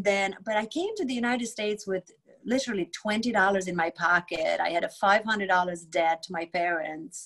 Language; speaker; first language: English; non-native, fluent; Romanian